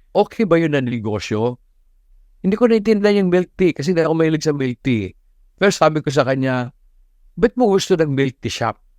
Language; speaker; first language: Filipino; non-native, local second language; Cebuano